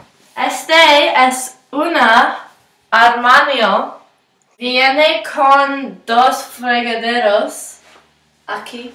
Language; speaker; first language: Spanish; non-native, learner; English